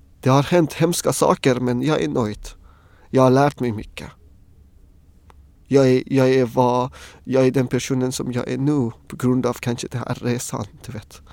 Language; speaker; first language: Swedish; non-native, fluent; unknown